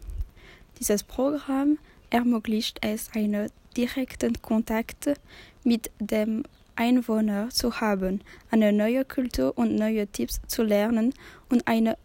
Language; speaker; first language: German; non-native, learner; French